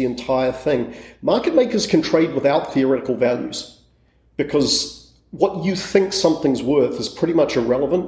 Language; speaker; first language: English; native; English